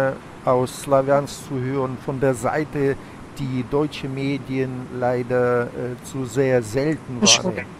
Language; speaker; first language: German; non-native, fluent; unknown